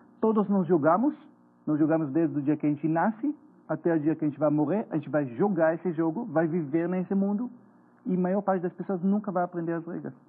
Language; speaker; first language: Portuguese; non-native, fluent; Hebrew